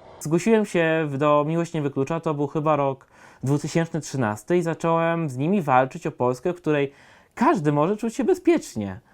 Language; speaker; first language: Polish; native; Polish